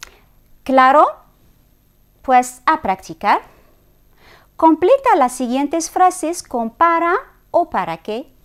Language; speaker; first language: Spanish; non-native, fluent; Arabic